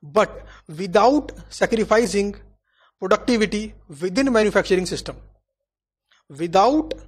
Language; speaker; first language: Hindi; native; Hindi